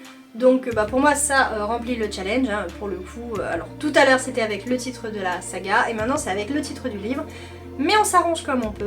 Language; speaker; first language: French; native; French